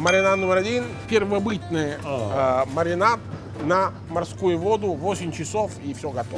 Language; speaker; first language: Russian; non-native, fluent; Italian